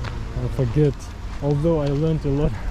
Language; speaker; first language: English; non-native, learner; Bashkir